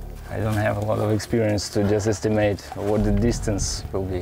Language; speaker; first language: English; non-native, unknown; Ukrainian